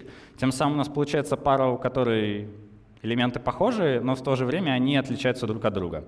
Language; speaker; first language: Russian; native; Russian